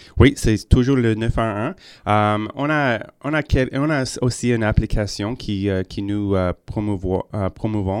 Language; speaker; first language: French; non-native, local second language; English